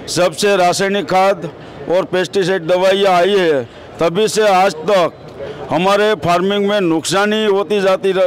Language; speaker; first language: Hindi; non-native, local second language; Gujarati